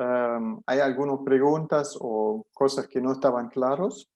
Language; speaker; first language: Spanish; non-native, fluent; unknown